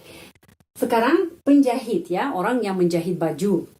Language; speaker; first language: Indonesian; non-native, fluent; Russian